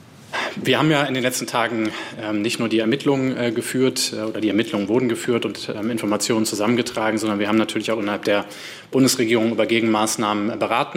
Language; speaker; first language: German; native; German